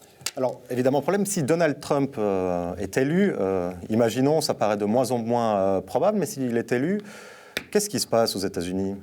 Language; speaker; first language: French; native; French